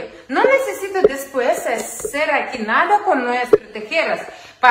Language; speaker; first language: Spanish; non-native, learner; Ukrainian